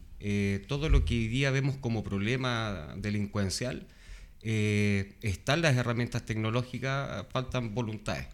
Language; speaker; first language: Spanish; native; Spanish